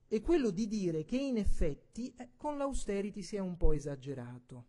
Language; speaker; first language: Italian; native; Italian